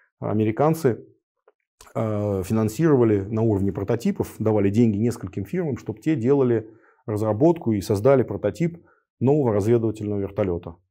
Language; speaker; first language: Russian; native; Russian